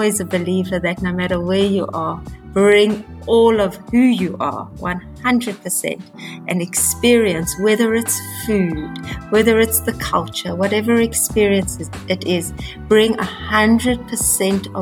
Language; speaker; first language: English; native; English